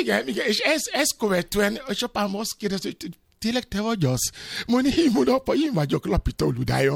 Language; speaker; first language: Hungarian; non-native, fluent; Yoruba